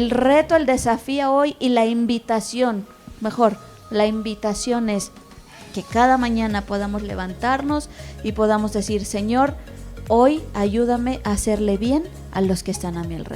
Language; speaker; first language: Spanish; native; Spanish